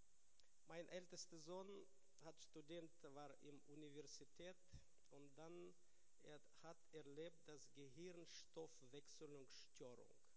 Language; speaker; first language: German; non-native, learner; Russian